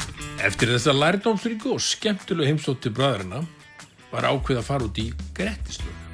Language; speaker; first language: Icelandic; native; Icelandic